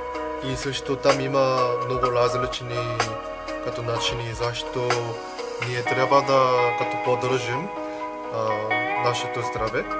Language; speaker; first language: Bulgarian; non-native, learner; Korean